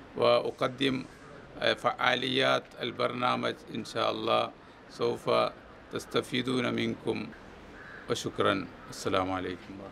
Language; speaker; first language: Arabic; non-native, fluent; Malayalam